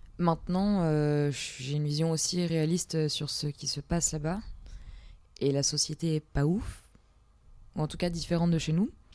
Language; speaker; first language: French; native; French